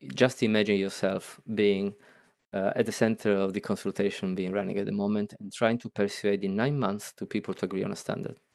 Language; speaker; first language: English; non-native, fluent; Italian